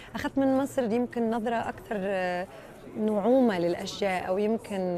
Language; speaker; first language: Arabic; native; Arabic